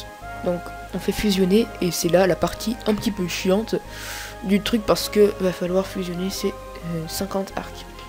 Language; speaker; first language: French; native; French